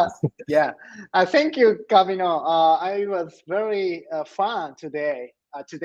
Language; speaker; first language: English; non-native, learner; Japanese